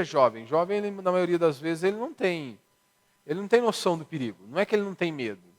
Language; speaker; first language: Portuguese; native; Portuguese